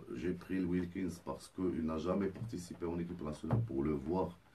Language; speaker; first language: French; non-native, local second language; Arabic